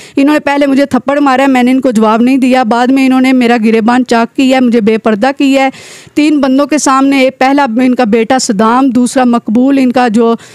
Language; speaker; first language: Urdu; non-native, local second language; Pahari-Potwari